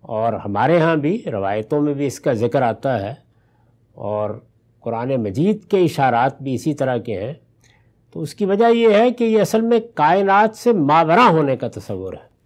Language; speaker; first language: Urdu; non-native, local second language; Punjabi